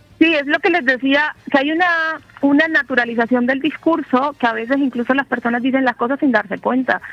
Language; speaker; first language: Spanish; native; Spanish